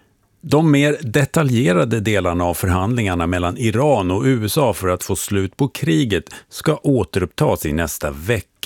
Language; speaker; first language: Swedish; native; Swedish